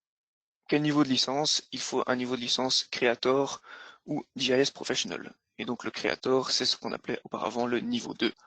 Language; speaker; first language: French; native; French